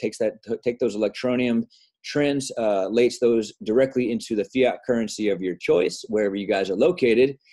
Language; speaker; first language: English; native; English